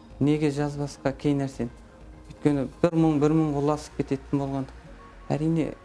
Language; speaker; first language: Kazakh; native; Kazakh